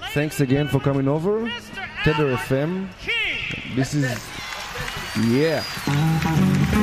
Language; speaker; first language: English; non-native, fluent; Hebrew